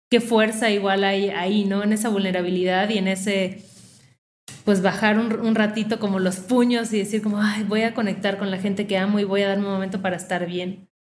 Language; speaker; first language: Spanish; native; Spanish